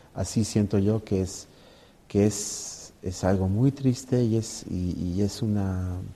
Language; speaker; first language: Spanish; native; Spanish